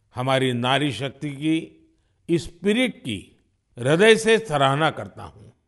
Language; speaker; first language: Hindi; non-native, local second language; Gujarati